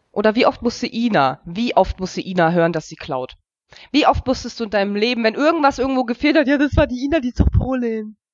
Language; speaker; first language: German; early bilingual, other home language; Russian